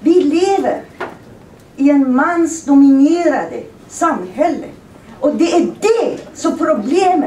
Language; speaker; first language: Swedish; non-native, fluent; Persian